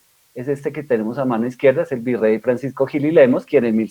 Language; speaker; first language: Spanish; native; Spanish